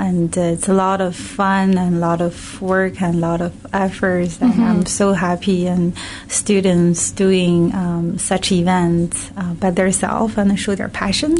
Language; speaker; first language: English; non-native, learner; Chinese